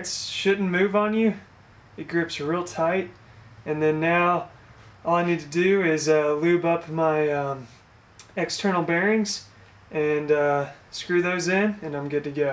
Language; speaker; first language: English; native; English